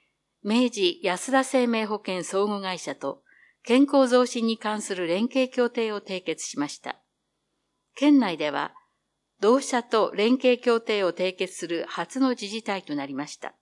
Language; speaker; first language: Japanese; native; Japanese